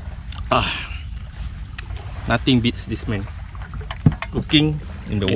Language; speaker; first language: English; non-native, local second language; Malay